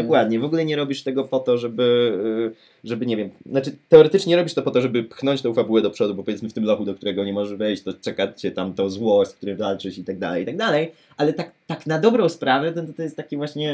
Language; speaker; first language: Polish; native; Polish